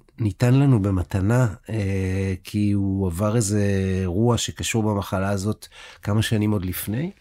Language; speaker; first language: Hebrew; native; Hebrew